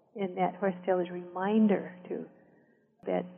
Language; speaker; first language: English; native; English